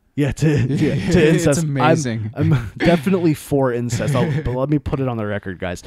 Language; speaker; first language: English; native; English